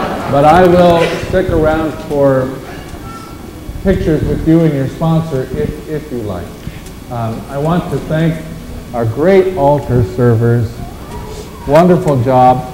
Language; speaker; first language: English; native; English